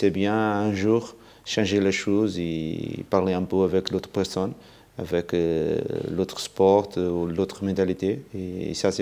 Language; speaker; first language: French; non-native, fluent; Portuguese